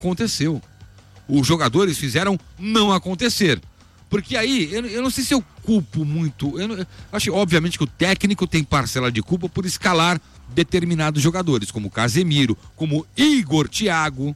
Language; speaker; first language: Portuguese; native; Portuguese